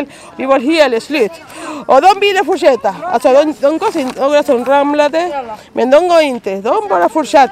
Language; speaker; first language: Swedish; non-native, learner; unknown